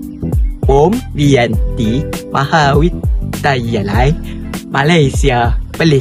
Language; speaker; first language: Thai; non-native, learner; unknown